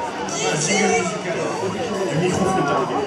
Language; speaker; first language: French; native; French